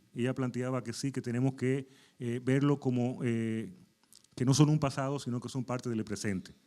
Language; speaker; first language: Spanish; native; Spanish